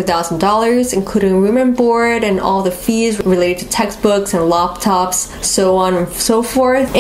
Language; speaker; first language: English; native; English